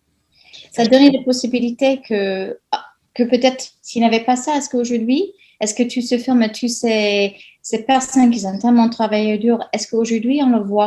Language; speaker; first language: French; non-native, fluent; English